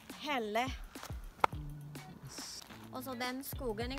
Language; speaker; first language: Norwegian; non-native, learner; Indonesian